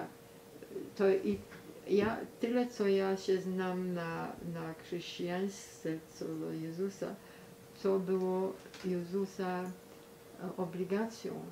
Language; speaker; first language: Polish; early bilingual, heritage; Polish